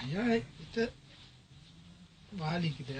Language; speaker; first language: Russian; non-native, learner; Tajik